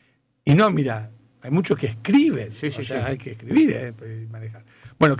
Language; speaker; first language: Spanish; native; Spanish